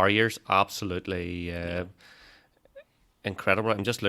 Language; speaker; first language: English; native; English